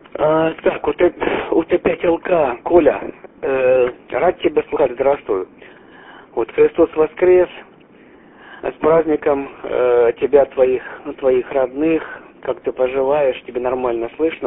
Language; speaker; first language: Russian; native; Russian